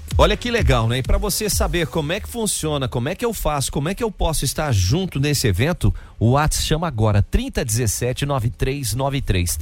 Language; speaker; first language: Portuguese; native; Portuguese